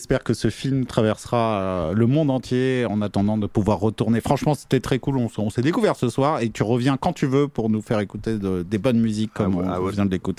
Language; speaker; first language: French; native; French